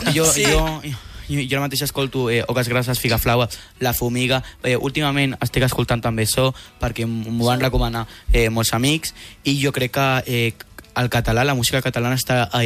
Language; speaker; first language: Catalan; non-native, local second language; Spanish